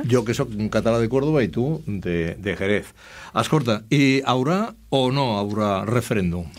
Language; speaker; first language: Spanish; native; Spanish